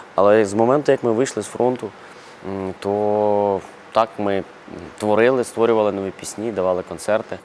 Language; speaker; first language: Ukrainian; non-native, local second language; Russian